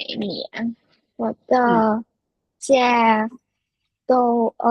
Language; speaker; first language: Chinese; non-native, learner; Vietnamese